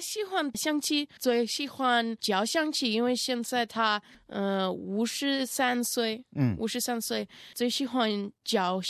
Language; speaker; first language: Chinese; non-native, learner; Russian